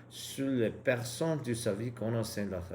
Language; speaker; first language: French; non-native, learner; English